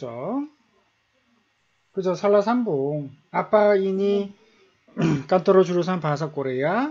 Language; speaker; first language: Korean; native; Korean